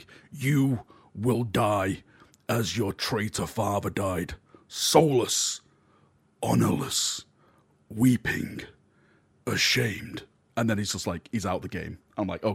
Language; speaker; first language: English; native; English